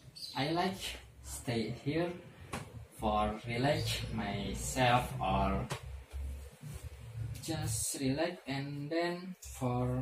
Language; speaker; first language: English; non-native, learner; Indonesian